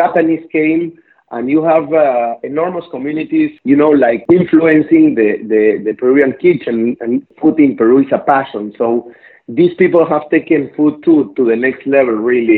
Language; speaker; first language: English; non-native, fluent; Spanish